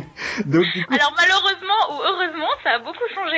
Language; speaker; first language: French; native; French